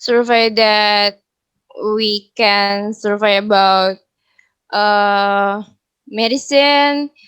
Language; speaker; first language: English; non-native, learner; Indonesian